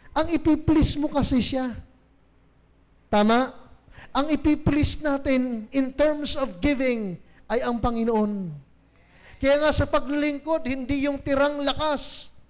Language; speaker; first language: Filipino; non-native, local second language; Bikol